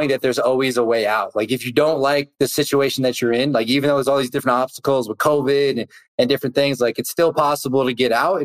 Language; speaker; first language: English; native; English